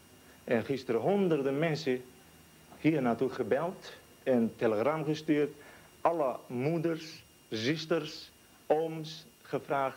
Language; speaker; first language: Dutch; non-native, learner; Turkish